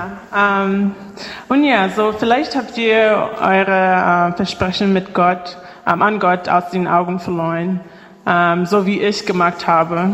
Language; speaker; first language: German; non-native, fluent; English